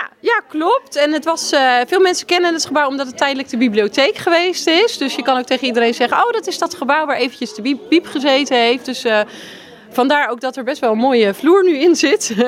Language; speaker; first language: Dutch; native; Dutch